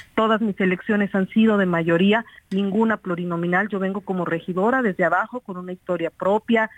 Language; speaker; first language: Spanish; native; Spanish